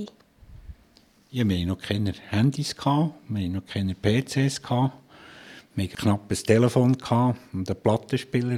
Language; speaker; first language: German; native; German